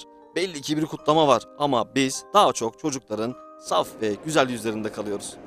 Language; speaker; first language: Turkish; native; Turkish